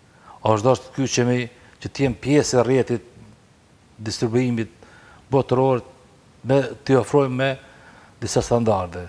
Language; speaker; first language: Albanian; native; Albanian